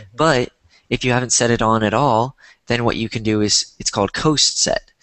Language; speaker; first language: English; native; English